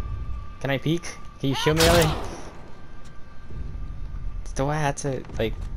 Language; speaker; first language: English; native; English